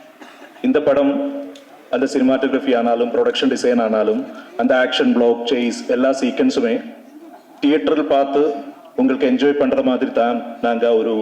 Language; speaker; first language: Tamil; non-native, learner; Malayalam